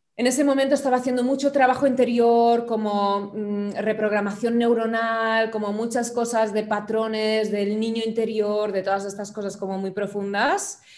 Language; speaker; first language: Spanish; non-native, fluent; German